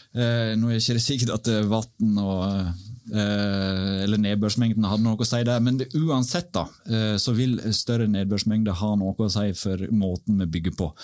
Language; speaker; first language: Norwegian; native; Norwegian